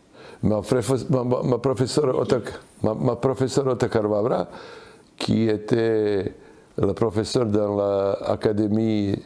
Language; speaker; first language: French; non-native, learner; Serbian